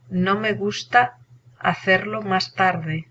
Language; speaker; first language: Spanish; non-native, learner; English